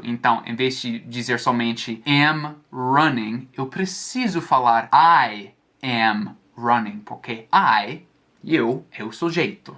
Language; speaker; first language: Portuguese; non-native, fluent; English